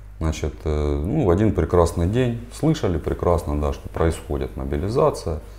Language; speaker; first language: Russian; native; Russian